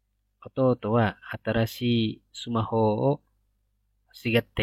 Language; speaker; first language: Japanese; non-native, fluent; Indonesian